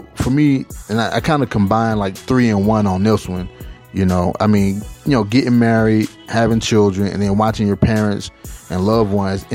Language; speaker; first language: English; native; English